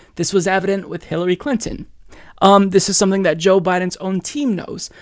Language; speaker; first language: English; native; English